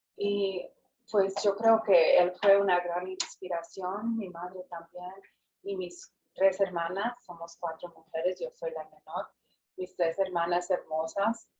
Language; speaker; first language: Spanish; early bilingual, heritage; English